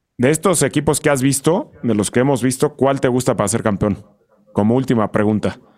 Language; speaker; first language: Spanish; native; Spanish